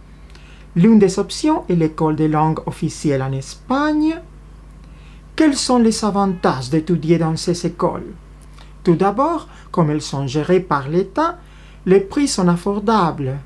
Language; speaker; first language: French; non-native, fluent; Spanish